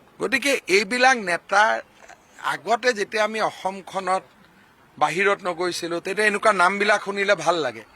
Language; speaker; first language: Assamese; native; Assamese